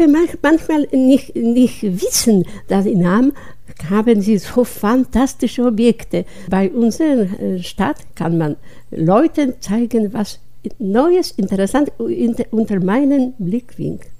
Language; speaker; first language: German; non-native, learner; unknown